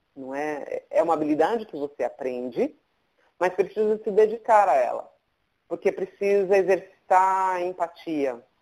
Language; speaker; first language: Portuguese; native; Portuguese